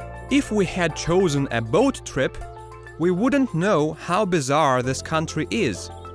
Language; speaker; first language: English; non-native, fluent; Russian